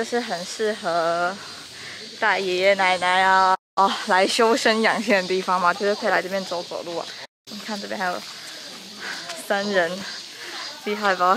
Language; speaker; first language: Chinese; native; Chinese